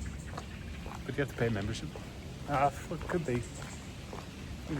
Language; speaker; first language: English; native; English